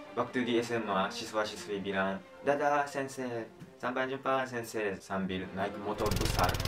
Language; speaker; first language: Indonesian; non-native, learner; Japanese